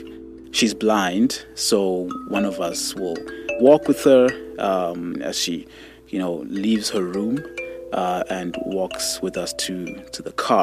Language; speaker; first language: English; non-native, local second language; Shona